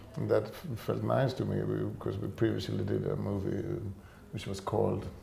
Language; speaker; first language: English; non-native, fluent; Swedish